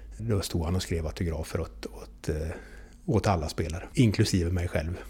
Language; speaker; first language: Swedish; native; Swedish